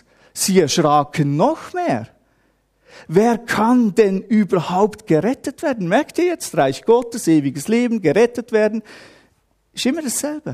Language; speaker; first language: German; native; German